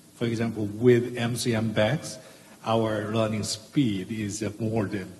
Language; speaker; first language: English; non-native, fluent; Korean